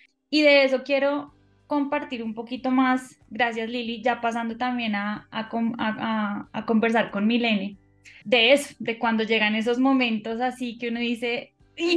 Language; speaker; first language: Spanish; native; Spanish